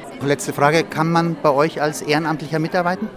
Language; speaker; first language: German; native; German